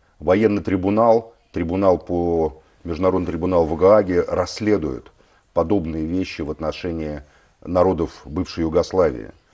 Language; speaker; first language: Russian; native; Russian